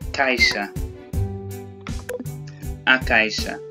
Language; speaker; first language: Portuguese; non-native, learner; English